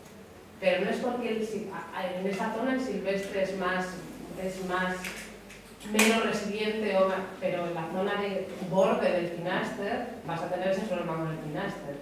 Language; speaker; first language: Spanish; native; Spanish